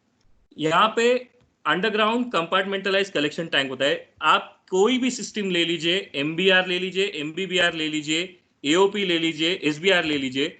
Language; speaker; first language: Hindi; non-native, local second language; Marathi